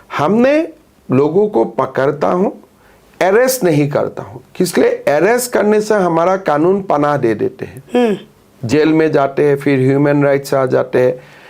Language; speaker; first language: Hindi; non-native, local second language; Assamese